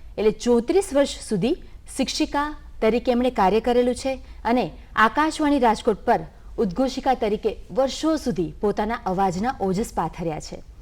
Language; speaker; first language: Gujarati; native; Gujarati